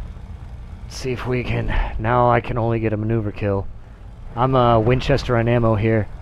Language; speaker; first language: English; native; English